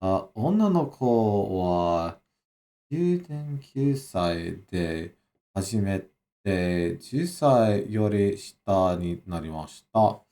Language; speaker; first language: Japanese; non-native, learner; English